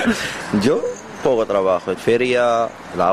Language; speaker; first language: Spanish; non-native, learner; Arabic